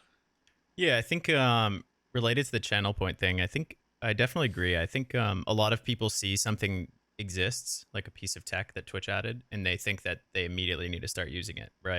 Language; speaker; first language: English; native; English